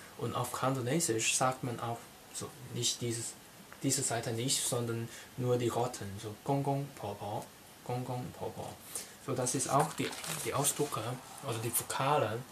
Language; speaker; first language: German; non-native, learner; Cantonese